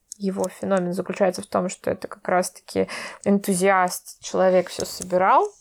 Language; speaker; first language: Russian; native; Russian